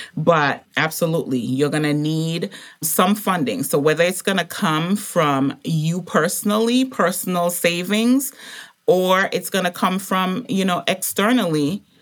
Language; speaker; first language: English; native; English